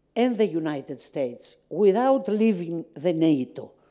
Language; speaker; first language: English; non-native, fluent; Greek